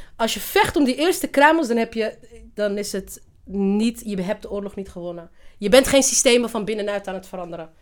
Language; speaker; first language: Dutch; early bilingual, other home language; Riffian